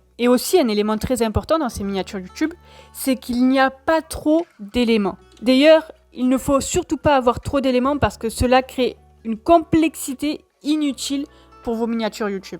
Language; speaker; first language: French; native; French